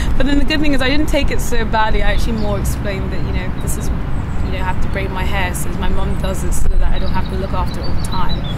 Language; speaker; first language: English; native; English